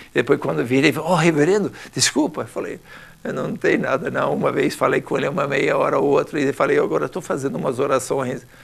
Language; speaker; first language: Portuguese; non-native, fluent; English